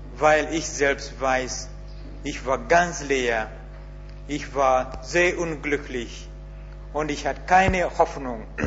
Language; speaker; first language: German; non-native, learner; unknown